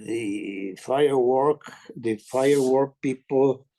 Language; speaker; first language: English; non-native, learner; Spanish